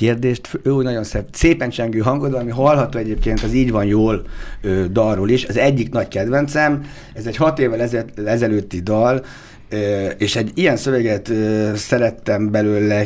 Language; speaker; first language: Hungarian; native; Hungarian